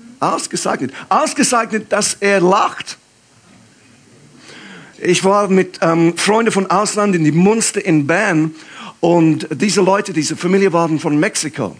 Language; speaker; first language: German; non-native, fluent; English